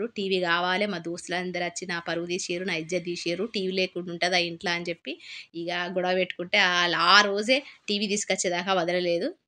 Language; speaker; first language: Telugu; native; Telugu